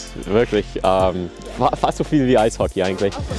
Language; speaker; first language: German; early bilingual, heritage; German